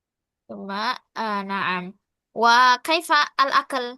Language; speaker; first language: Arabic; non-native, fluent; Indonesian